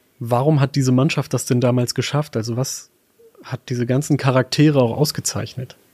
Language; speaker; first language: German; native; German